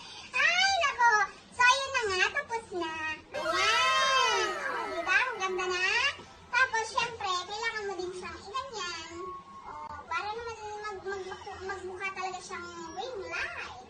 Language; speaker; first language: Filipino; non-native, local second language; Iloko